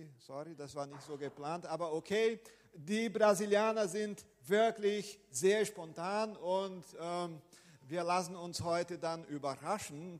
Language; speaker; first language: German; non-native, fluent; Portuguese